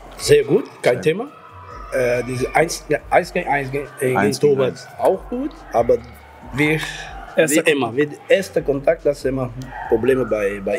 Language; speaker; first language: German; non-native, learner; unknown